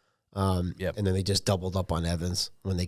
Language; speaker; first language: English; native; English